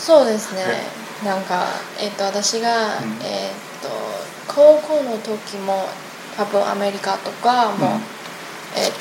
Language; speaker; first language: Japanese; non-native, learner; Chinese